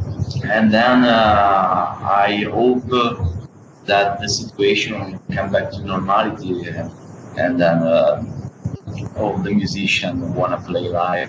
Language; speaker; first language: English; non-native, learner; Italian